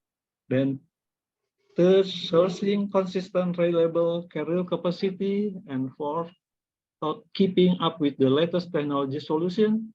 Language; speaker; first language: English; non-native, fluent; Indonesian